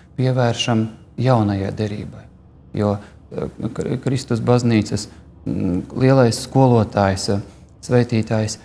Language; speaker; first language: Latvian; native; Latvian